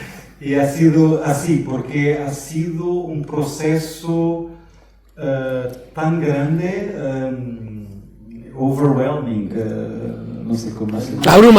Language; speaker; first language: Spanish; non-native, fluent; Portuguese